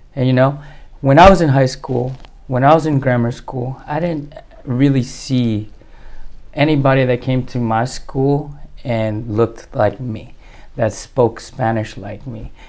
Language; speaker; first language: English; early bilingual, other home language; Spanish